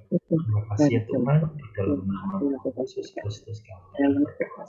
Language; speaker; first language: Indonesian; native; Indonesian